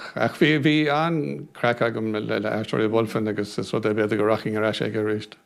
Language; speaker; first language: Irish; non-native, local second language; English